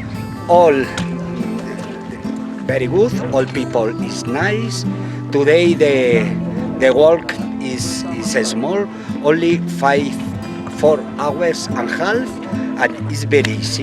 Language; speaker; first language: English; non-native, learner; Spanish